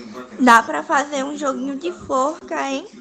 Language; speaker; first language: Portuguese; native; Portuguese